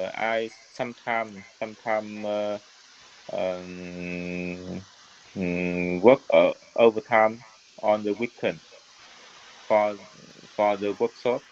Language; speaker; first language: English; non-native, learner; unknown